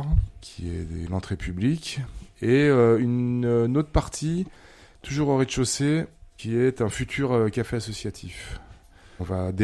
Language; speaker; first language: French; native; French